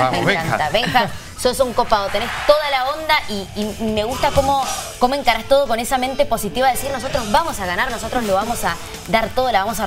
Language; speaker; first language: Spanish; native; Spanish